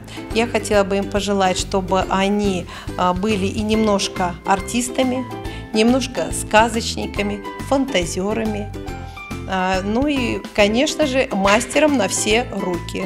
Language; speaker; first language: Russian; native; Russian